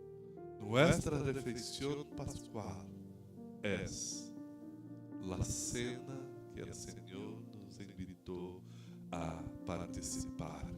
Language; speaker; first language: Spanish; non-native, fluent; Portuguese